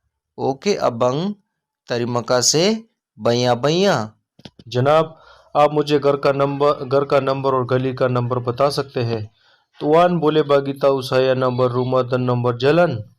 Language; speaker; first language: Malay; non-native, learner; Urdu